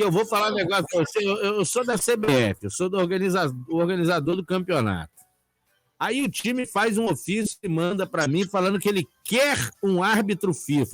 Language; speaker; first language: Portuguese; native; Portuguese